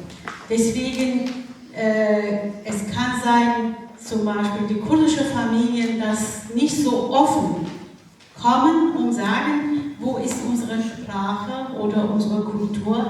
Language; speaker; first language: German; non-native, fluent; Kurdish